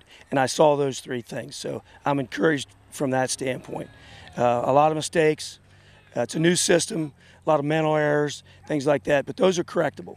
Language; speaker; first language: English; native; English